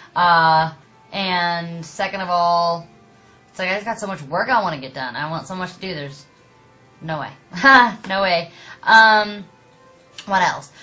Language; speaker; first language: English; native; English